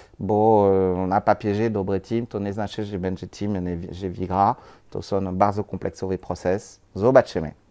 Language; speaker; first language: Polish; non-native, learner; French